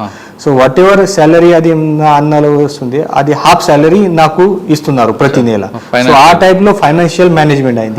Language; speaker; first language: Telugu; non-native, learner; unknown